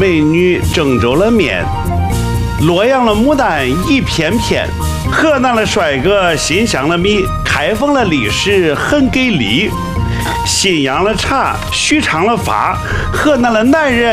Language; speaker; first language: Chinese; native; Chinese